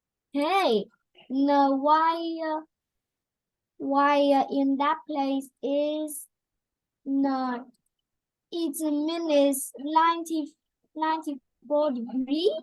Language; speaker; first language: English; non-native, learner; Vietnamese